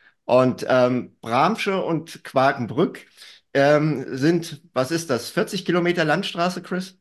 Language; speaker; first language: German; native; German